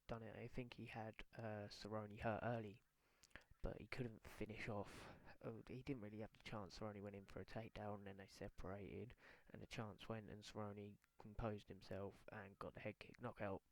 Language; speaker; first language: English; native; English